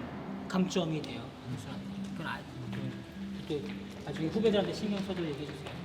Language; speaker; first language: Korean; native; Korean